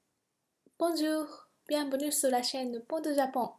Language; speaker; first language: French; non-native, fluent; Japanese